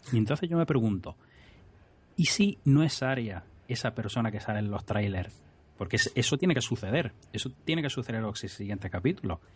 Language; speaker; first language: Spanish; native; Spanish